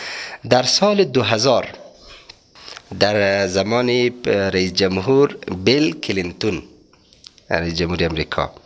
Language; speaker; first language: Persian; native; Persian